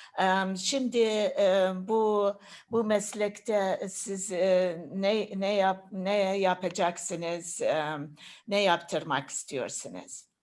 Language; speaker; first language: Turkish; non-native, learner; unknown